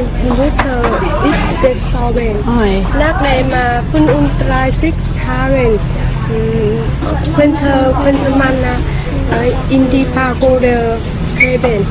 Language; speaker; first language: German; non-native, learner; Vietnamese